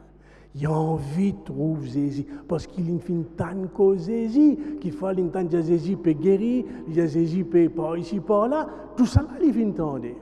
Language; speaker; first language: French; non-native, local second language; Morisyen